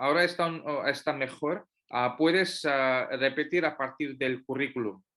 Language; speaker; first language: Spanish; non-native, fluent; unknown